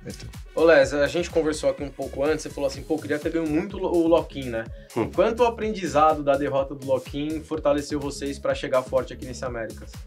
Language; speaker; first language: Portuguese; native; Portuguese